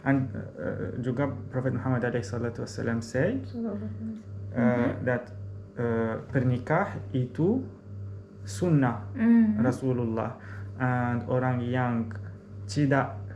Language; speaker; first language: Indonesian; non-native, learner; Arabic